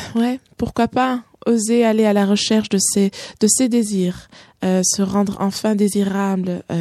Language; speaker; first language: French; native; French